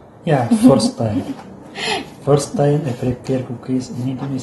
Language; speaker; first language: English; non-native, learner; Arabic